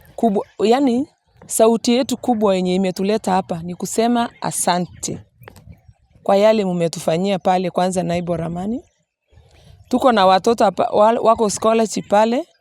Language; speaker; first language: Swahili; non-native, local second language; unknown